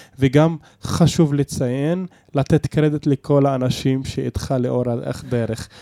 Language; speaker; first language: Hebrew; non-native, local second language; Arabic